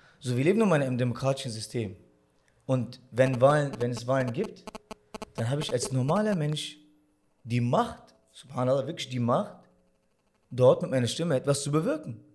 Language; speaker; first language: German; early bilingual, other home language; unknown